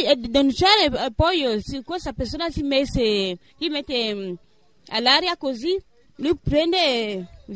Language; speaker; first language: Italian; non-native, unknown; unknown